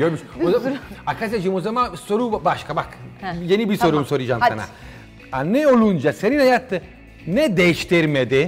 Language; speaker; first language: Turkish; non-native, learner; Italian